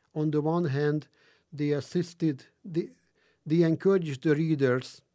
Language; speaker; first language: English; non-native, fluent; Hungarian